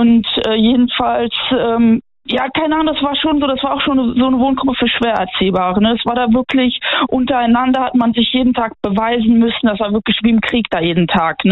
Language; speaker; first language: German; native; German